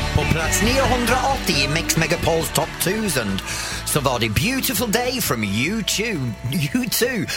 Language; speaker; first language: Swedish; non-native, fluent; English